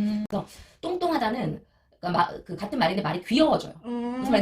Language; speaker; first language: Korean; native; Korean